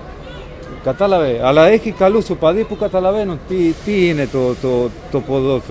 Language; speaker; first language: Greek; non-native, learner; Spanish